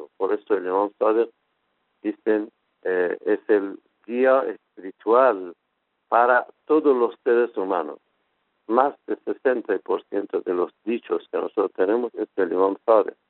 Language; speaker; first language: Spanish; non-native, fluent; Persian